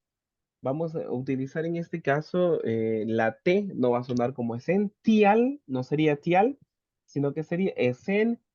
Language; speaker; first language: Spanish; native; Spanish